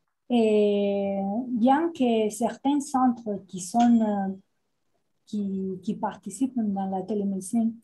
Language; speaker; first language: French; non-native, fluent; Spanish